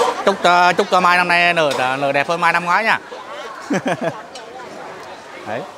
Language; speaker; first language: Vietnamese; native; Vietnamese